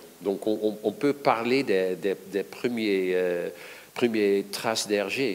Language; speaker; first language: French; non-native, fluent; Dutch